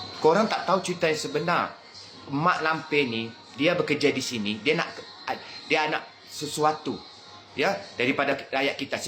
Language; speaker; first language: Malay; native; Malay